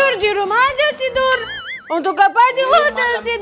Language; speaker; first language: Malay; non-native, learner; Russian